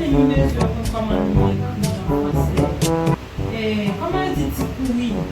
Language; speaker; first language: French; non-native, learner; Haitian Creole